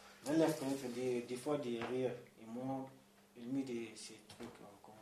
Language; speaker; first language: French; non-native, learner; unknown